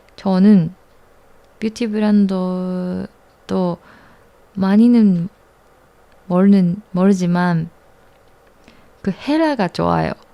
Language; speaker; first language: Korean; non-native, learner; Japanese